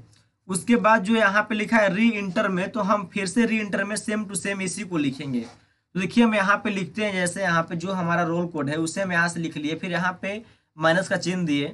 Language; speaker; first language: Hindi; native; Hindi